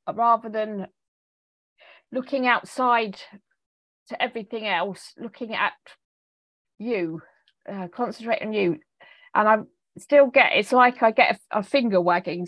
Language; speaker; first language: English; native; English